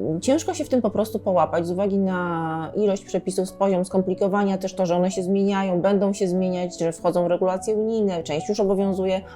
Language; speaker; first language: Polish; native; Polish